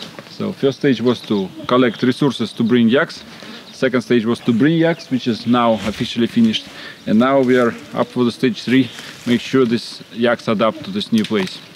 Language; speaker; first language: English; non-native, fluent; Russian